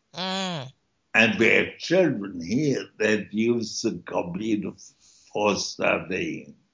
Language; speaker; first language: English; early bilingual, other home language; German